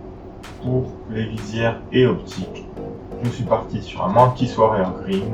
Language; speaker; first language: French; native; French